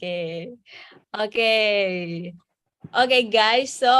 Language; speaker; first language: English; non-native, fluent; Indonesian